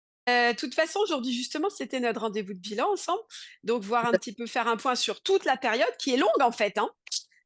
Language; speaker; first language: French; native; French